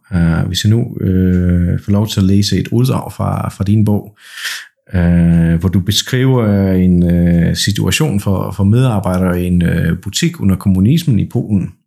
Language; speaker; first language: Danish; non-native, fluent; Polish